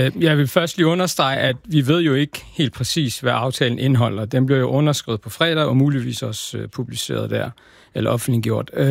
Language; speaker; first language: Danish; early bilingual, other home language; Persian